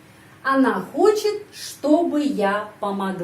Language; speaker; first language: Russian; non-native, fluent; Indonesian